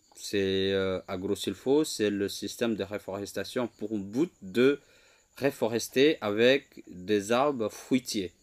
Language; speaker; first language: French; non-native, fluent; Indonesian